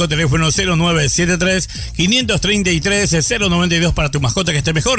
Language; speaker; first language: Spanish; native; Spanish